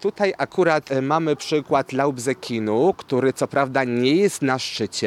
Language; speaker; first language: Polish; native; Polish